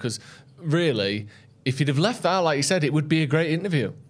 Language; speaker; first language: English; native; English